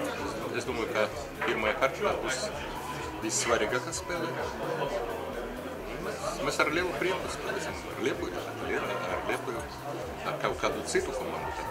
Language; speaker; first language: Latvian; non-native, local second language; Russian